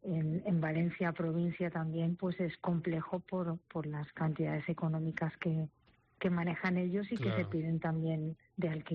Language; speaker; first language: Spanish; native; Spanish